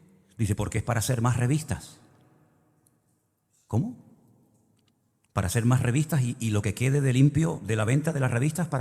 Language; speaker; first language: Spanish; native; Spanish